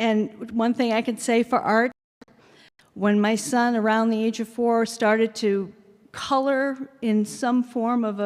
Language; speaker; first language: English; early bilingual, other home language; Finnish